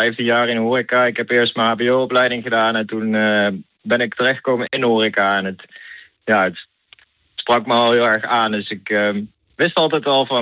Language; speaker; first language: Dutch; native; Dutch